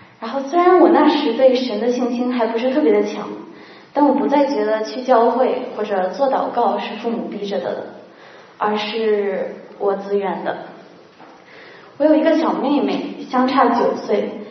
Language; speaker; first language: Chinese; native; Chinese